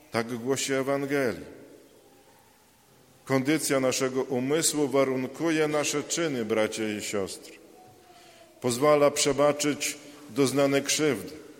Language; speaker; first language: Polish; native; Polish